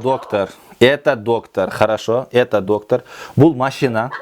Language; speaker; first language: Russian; non-native, local second language; Kyrgyz